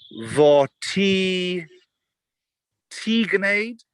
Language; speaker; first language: Welsh; non-native, learner; English